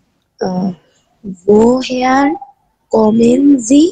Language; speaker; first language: German; non-native, learner; Bangla